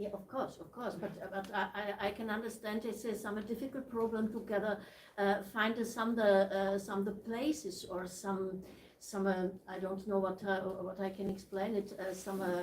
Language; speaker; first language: English; non-native, learner; Czech